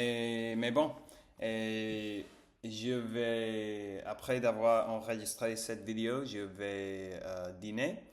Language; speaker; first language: French; non-native, learner; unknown